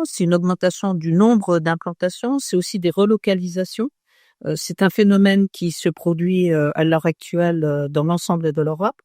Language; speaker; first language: French; native; French